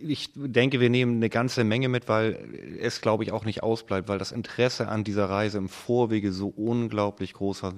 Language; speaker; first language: German; native; German